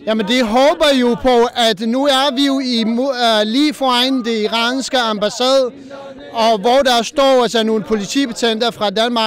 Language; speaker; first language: Danish; non-native, fluent; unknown